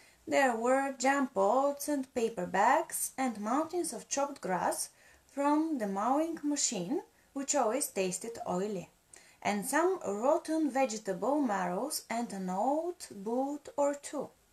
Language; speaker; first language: English; non-native, fluent; Bulgarian